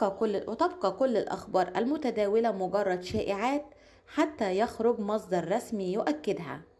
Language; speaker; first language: Arabic; native; Arabic